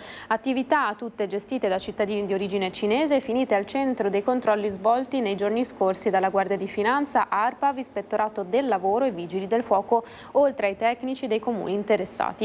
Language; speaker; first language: Italian; native; Italian